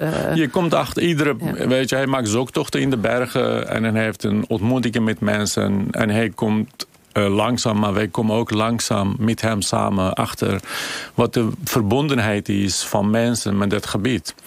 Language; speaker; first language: Dutch; non-native, fluent; Kurdish